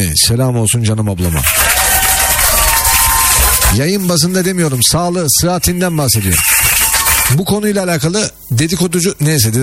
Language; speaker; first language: Turkish; native; Turkish